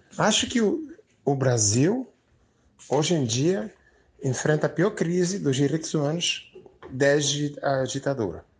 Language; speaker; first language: Portuguese; non-native, fluent; English